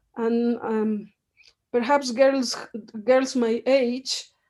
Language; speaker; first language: English; non-native, fluent; Spanish